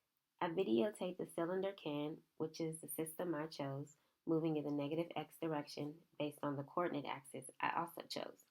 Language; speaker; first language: English; native; English